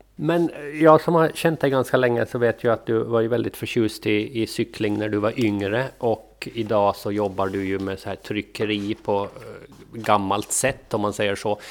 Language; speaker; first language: Swedish; native; Swedish